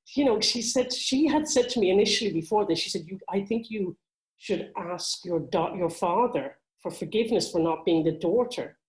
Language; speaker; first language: English; native; English